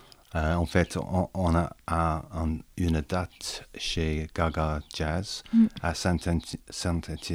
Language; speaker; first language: French; non-native, learner; English